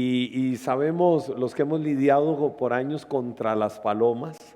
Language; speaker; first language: Spanish; native; Spanish